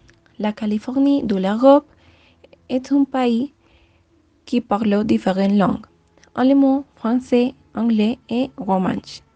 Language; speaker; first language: French; non-native, learner; Spanish